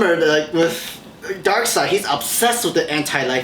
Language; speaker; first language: English; native; English